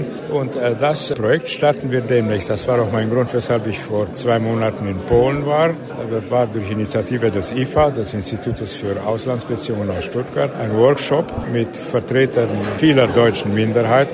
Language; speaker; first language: German; native; German